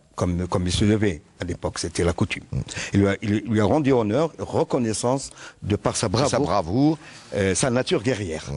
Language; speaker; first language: French; non-native, local second language; Arabic